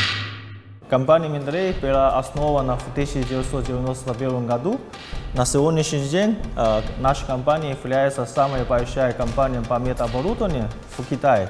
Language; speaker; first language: Russian; non-native, fluent; Chinese